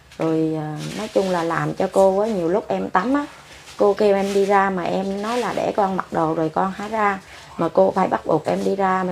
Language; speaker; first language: Vietnamese; non-native, local second language; Khmer